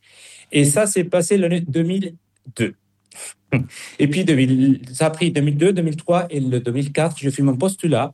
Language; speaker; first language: French; non-native, fluent; Spanish